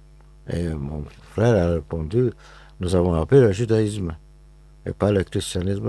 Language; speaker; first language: French; non-native, fluent; Hungarian